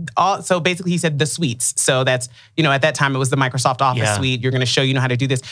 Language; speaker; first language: English; early bilingual, other home language; Akan